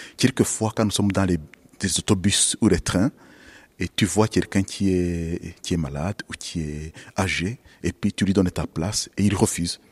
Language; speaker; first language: French; non-native, local second language; Kinyarwanda